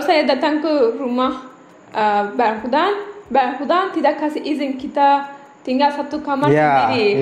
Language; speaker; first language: Indonesian; non-native, learner; Turkish